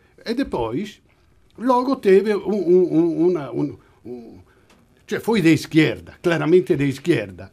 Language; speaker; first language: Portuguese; non-native, fluent; Italian